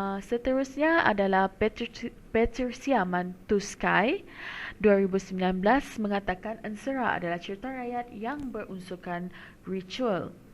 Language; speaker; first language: Malay; non-native, local second language; Iban